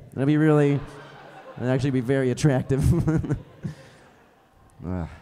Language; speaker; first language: English; native; English